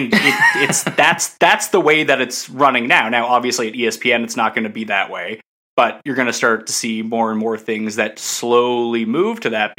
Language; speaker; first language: English; native; English